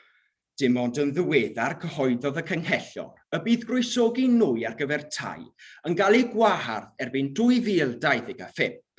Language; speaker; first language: Welsh; native; Welsh